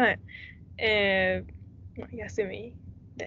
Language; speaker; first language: Japanese; non-native, learner; English